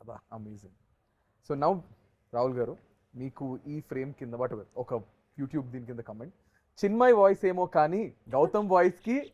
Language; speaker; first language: Telugu; native; Telugu